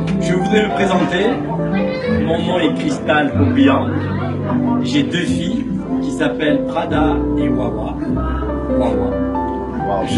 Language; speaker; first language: French; non-native, learner; Thai